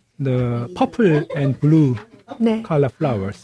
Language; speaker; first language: English; non-native, learner; Korean